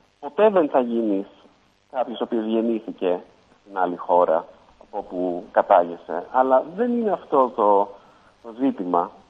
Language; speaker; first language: Greek; native; Greek